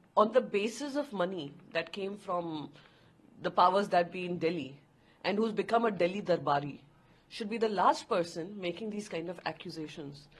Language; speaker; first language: English; non-native, local second language; Hindi